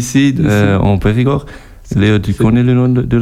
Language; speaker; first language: French; non-native, learner; German